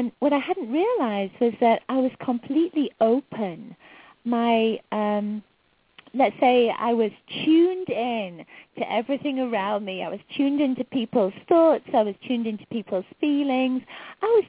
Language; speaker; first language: English; native; English